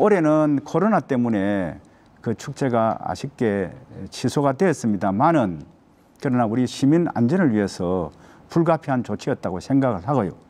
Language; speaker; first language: Korean; native; Korean